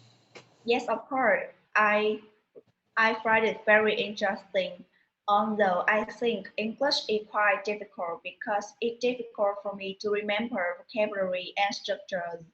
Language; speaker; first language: English; non-native, learner; Vietnamese